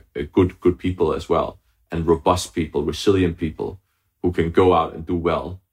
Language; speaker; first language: English; non-native, fluent; Danish